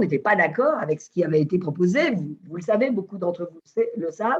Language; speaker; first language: French; native; French